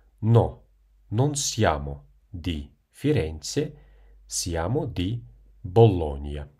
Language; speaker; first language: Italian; non-native, fluent; Russian